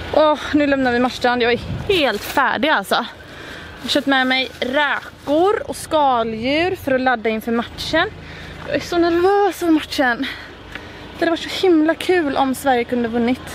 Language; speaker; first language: Swedish; native; Swedish